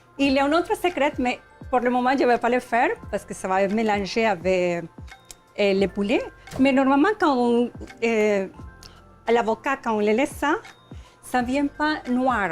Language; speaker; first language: French; non-native, learner; Spanish